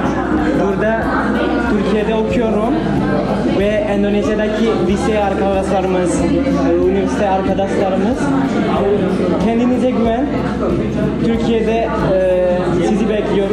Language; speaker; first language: Turkish; non-native, learner; Indonesian